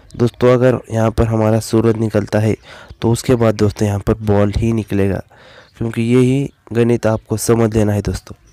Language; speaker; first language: Hindi; non-native, local second language; Marathi